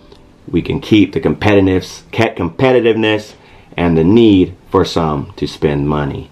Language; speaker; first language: English; native; English